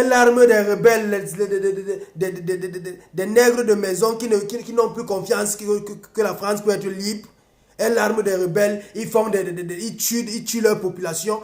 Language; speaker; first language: French; non-native, local second language; Basaa